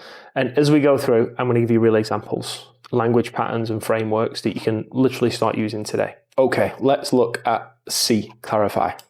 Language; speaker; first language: English; native; English